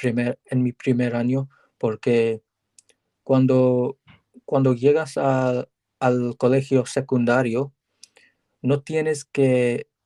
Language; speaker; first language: Spanish; non-native, learner; English